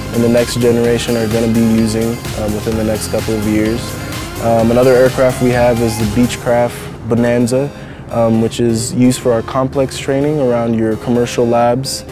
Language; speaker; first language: English; native; English